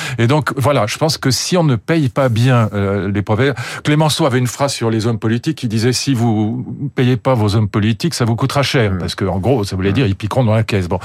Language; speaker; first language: French; native; French